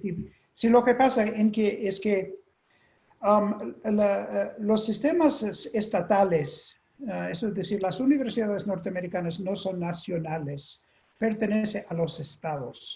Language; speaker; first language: Spanish; non-native, fluent; English